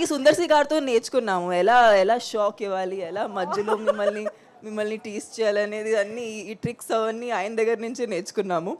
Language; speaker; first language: Telugu; non-native, local second language; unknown